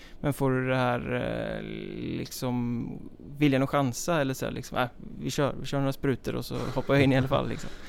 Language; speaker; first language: Swedish; native; Swedish